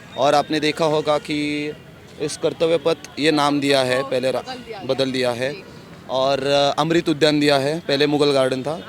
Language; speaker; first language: Hindi; non-native, local second language; Marathi